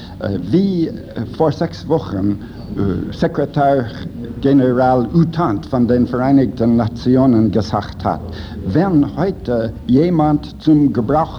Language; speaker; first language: German; non-native, fluent; English